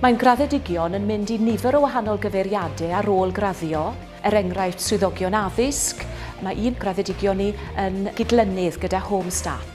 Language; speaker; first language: Welsh; native; Welsh